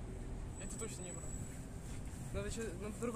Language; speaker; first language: Russian; native; Russian